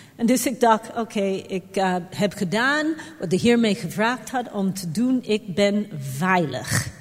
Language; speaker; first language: Dutch; non-native, fluent; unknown